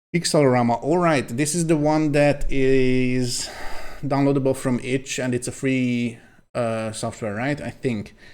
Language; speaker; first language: English; non-native, fluent; Hungarian